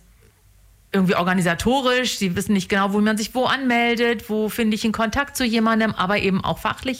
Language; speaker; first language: German; native; German